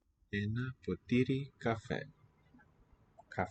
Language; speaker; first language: Greek; non-native, learner; English